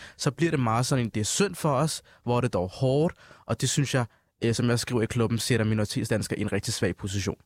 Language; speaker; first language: Danish; early bilingual, other home language; Somali